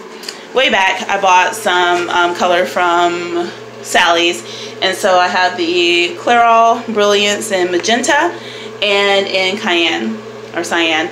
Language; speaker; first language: English; native; English